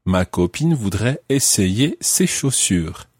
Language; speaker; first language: French; non-native, fluent; English